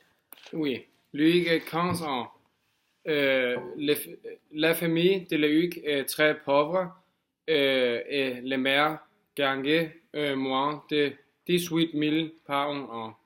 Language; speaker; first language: French; non-native, learner; Danish